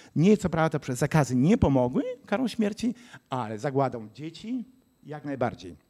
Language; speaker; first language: Polish; native; Polish